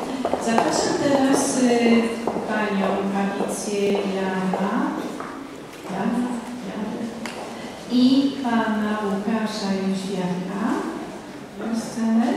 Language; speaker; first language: Polish; native; Polish